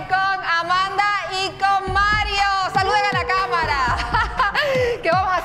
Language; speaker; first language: Spanish; native; Spanish